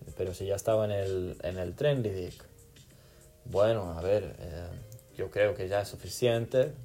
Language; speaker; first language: Spanish; non-native, local second language; Catalan